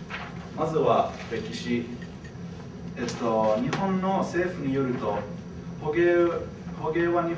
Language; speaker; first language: Japanese; non-native, fluent; English